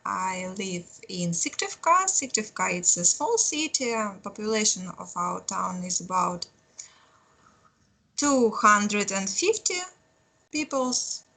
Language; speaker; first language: English; non-native, learner; Russian